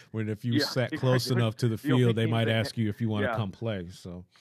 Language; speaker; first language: English; native; English